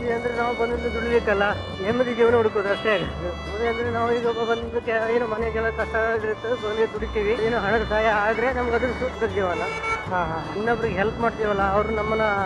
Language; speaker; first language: Kannada; native; Kannada